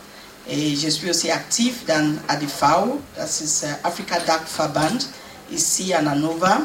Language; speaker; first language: French; non-native, learner; English